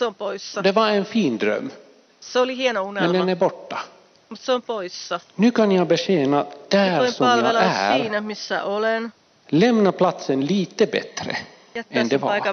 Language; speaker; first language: Swedish; non-native, fluent; Finnish